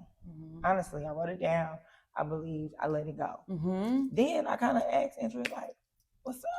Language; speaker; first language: English; native; English